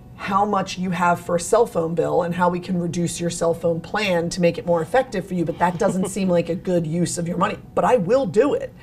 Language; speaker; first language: English; native; English